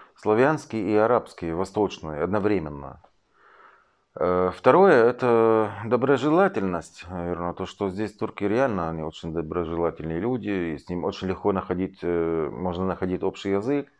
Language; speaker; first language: Russian; non-native, fluent; Arabic